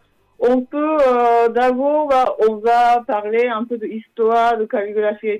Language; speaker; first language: French; non-native, fluent; Japanese